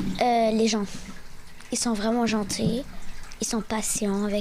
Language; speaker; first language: French; early bilingual, other home language; Arabic